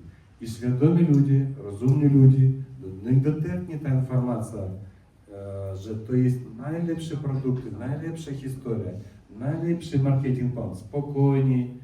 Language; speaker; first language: Polish; non-native, learner; Russian